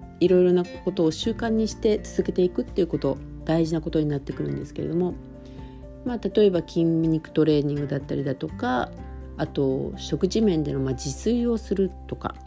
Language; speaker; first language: Japanese; native; Japanese